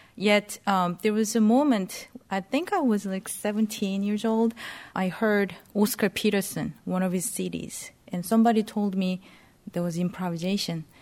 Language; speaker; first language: English; non-native, fluent; Korean